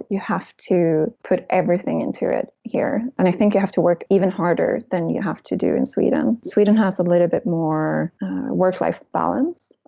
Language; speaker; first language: English; non-native, fluent; Swedish